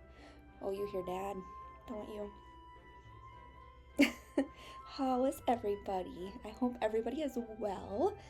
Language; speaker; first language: English; native; English